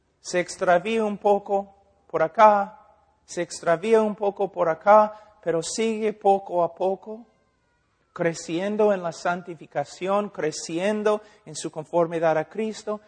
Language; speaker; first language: Spanish; non-native, fluent; English